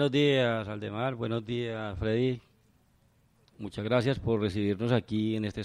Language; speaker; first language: Spanish; native; Spanish